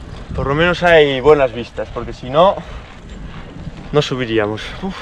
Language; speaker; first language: Spanish; native; Spanish